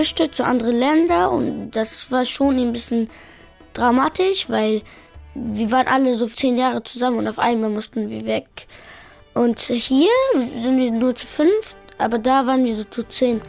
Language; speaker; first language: German; early bilingual, other home language; Pashto